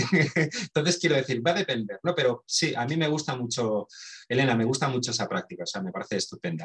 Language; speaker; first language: Spanish; native; Spanish